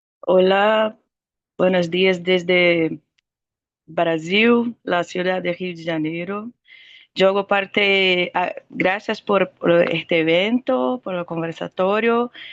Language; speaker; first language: Spanish; non-native, fluent; Portuguese